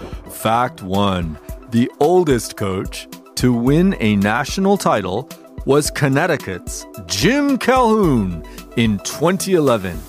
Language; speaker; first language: English; native; English